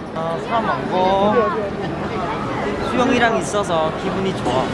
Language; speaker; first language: Korean; non-native, learner; Vietnamese